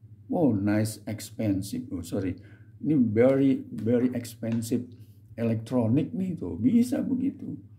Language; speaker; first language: English; non-native, fluent; Indonesian